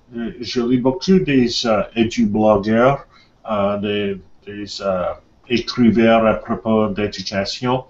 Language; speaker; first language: French; non-native, learner; English